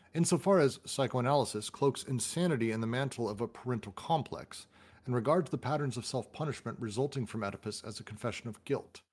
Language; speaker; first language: English; native; English